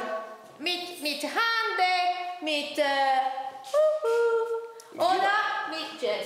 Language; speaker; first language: German; non-native, learner; Italian